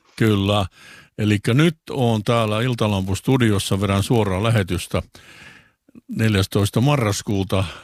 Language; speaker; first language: Finnish; native; Finnish